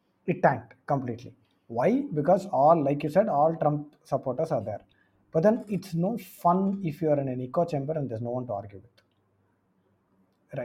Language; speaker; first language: English; non-native, local second language; Tamil